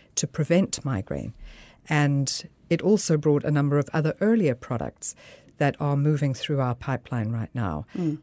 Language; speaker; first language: English; native; English